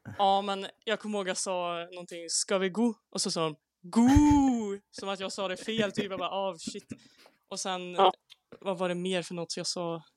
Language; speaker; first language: Swedish; native; Swedish